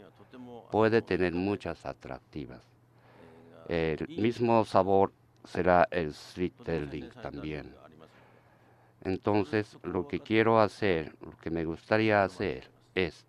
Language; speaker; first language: Spanish; non-native, learner; Japanese